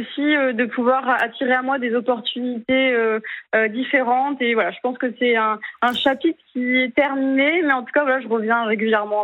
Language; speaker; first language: French; native; French